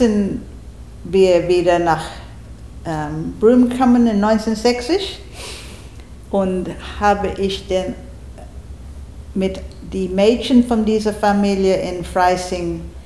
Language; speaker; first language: German; non-native, learner; English